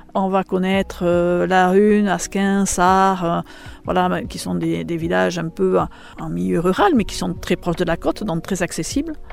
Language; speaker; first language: French; native; French